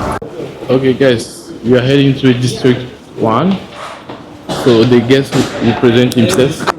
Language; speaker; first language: English; non-native, fluent; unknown